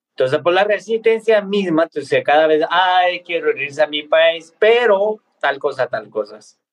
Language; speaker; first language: Spanish; non-native, fluent; Tibetan